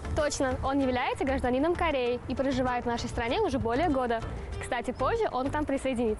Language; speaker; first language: Russian; native; Russian